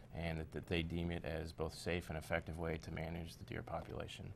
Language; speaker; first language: English; native; English